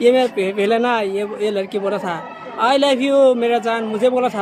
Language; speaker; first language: Hindi; non-native, local second language; Assamese